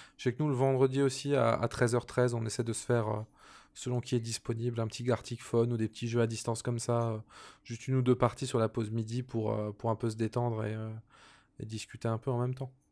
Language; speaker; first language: French; native; French